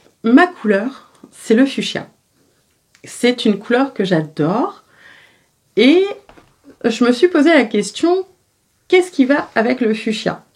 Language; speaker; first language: French; native; French